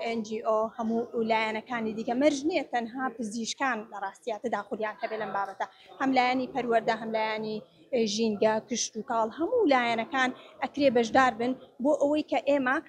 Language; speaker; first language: Central Kurdish; native; Central Kurdish